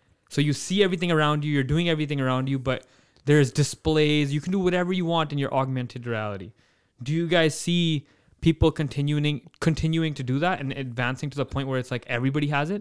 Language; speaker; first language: English; early bilingual, other home language; Punjabi